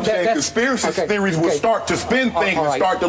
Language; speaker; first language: English; native; English